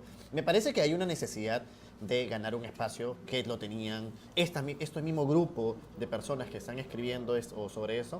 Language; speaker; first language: Spanish; native; Spanish